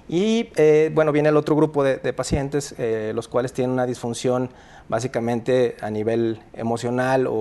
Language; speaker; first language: Spanish; native; Spanish